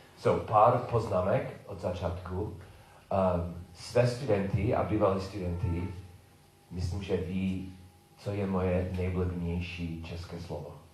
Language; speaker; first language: Czech; non-native, learner; English